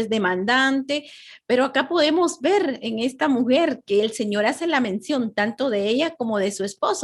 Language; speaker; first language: Spanish; native; Spanish